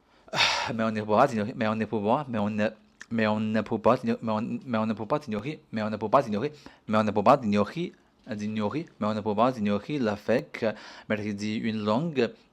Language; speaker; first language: French; non-native, learner; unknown